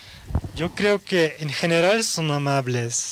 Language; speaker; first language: Spanish; early bilingual, heritage; Dutch